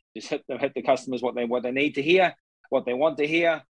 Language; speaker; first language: English; native; English